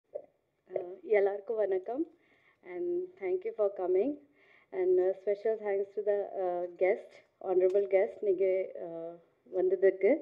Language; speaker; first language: Tamil; non-native, fluent; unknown